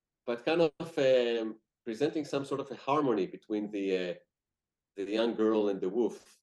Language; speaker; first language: English; non-native, fluent; Hebrew